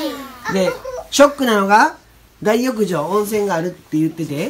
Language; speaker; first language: Japanese; native; Japanese